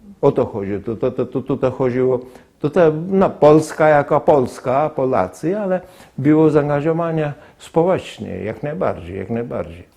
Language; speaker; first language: Polish; non-native, fluent; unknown